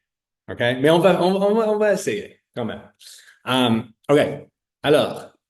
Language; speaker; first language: French; non-native, fluent; English